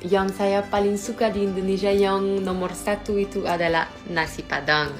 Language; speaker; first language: Indonesian; non-native, fluent; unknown